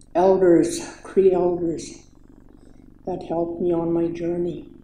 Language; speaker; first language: English; native; English